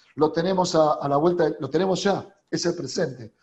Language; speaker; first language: Spanish; native; Spanish